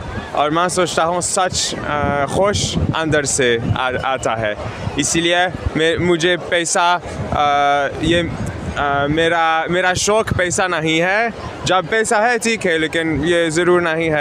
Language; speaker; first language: Hindi; non-native, learner; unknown